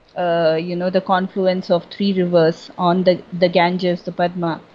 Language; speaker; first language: English; non-native, local second language; Bangla